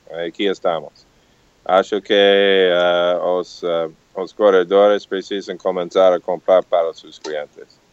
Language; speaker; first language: Portuguese; non-native, learner; English